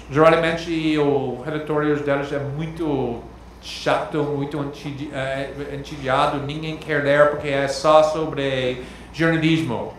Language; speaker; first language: Portuguese; non-native, fluent; English